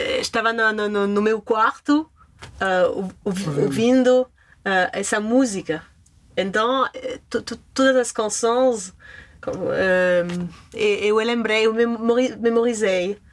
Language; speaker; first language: Portuguese; non-native, learner; French